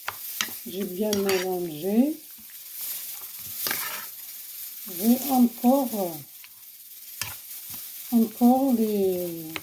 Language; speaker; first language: French; non-native, learner; Arabic